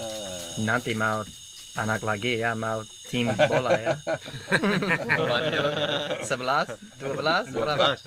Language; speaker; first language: Indonesian; non-native, learner; English